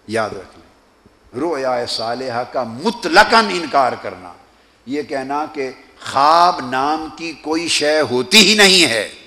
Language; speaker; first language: Urdu; native; Urdu